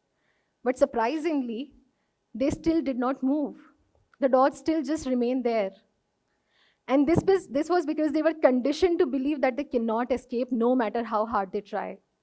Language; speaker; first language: English; non-native, local second language; Hindi